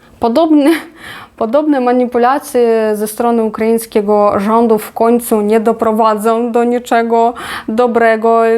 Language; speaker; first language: Polish; non-native, fluent; Ukrainian